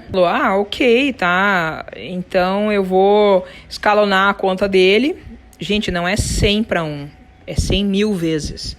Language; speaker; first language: Portuguese; native; Portuguese